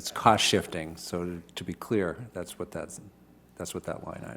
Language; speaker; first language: English; native; English